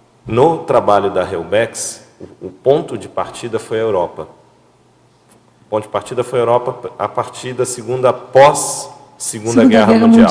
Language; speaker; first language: Portuguese; native; Portuguese